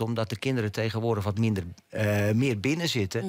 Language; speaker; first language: Dutch; native; Dutch